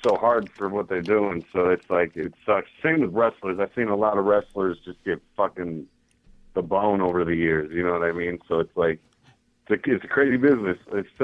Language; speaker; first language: English; native; English